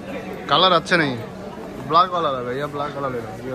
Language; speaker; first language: Hindi; non-native, learner; Bangla